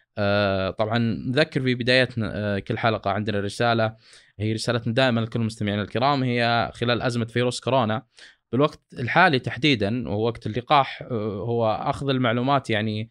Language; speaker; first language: Arabic; native; Arabic